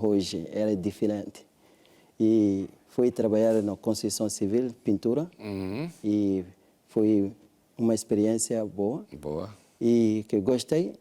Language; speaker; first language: Portuguese; non-native, learner; French